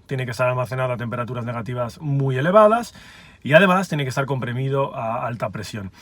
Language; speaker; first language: Spanish; native; Spanish